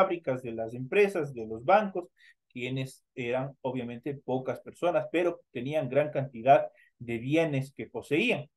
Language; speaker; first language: Spanish; native; Spanish